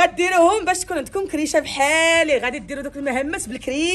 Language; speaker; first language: Arabic; native; Arabic